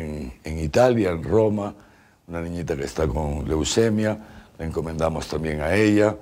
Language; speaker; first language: Spanish; native; Spanish